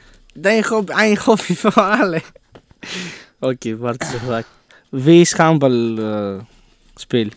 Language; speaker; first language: German; non-native, learner; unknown